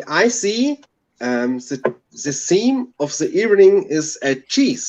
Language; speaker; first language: English; non-native, learner; German